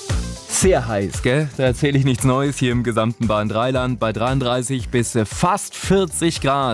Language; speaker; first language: German; native; German